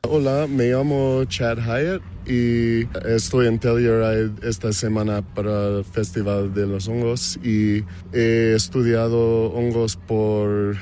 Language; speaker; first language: Spanish; non-native, learner; English